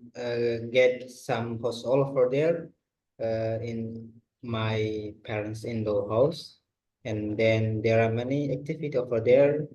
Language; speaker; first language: English; non-native, learner; Indonesian